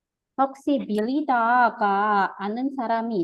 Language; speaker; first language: Korean; non-native, fluent; Indonesian